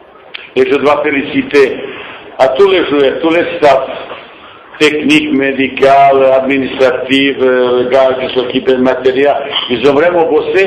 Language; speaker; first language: French; non-native, fluent; Bosnian